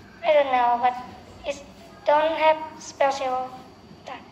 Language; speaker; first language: English; non-native, learner; Vietnamese